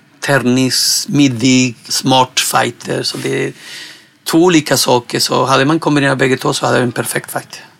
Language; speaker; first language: Swedish; non-native, fluent; Spanish